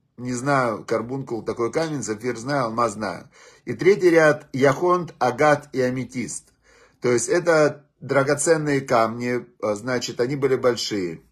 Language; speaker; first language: Russian; native; Russian